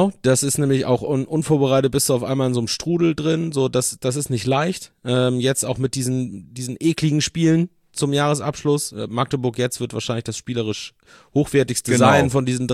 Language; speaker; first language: German; native; German